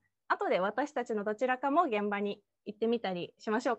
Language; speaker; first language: Japanese; native; Japanese